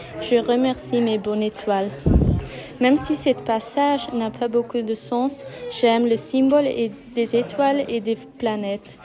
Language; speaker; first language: French; non-native, learner; German